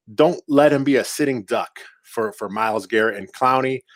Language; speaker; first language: English; native; English